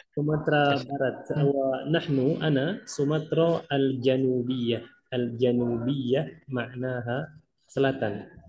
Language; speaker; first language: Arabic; non-native, fluent; Indonesian